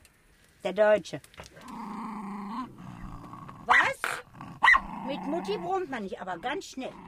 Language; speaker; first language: German; native; German